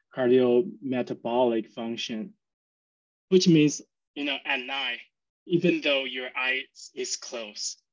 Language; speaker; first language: English; non-native, fluent; Chinese